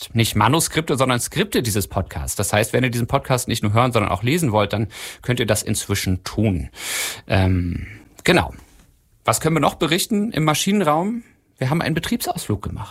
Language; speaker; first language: German; native; German